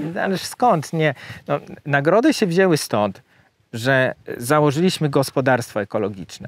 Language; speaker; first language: Polish; native; Polish